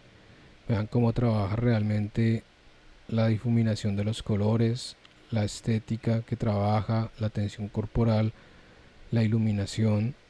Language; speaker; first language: Spanish; native; Spanish